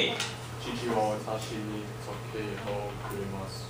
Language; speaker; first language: Japanese; non-native, learner; English